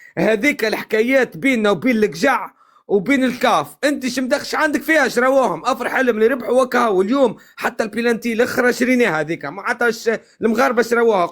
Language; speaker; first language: Arabic; native; Arabic